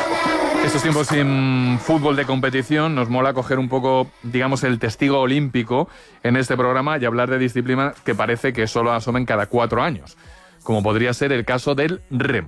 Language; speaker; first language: Spanish; native; Spanish